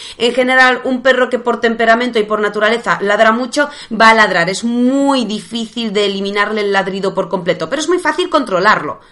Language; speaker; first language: Spanish; non-native, fluent; Polish